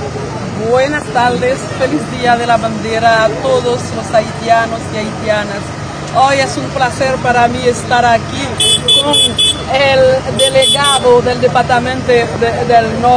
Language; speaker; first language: Spanish; non-native, fluent; Haitian Creole